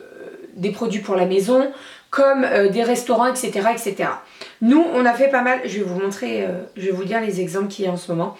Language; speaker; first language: French; native; French